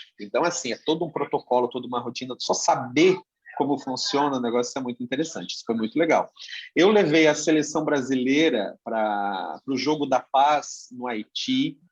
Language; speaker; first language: Portuguese; native; Portuguese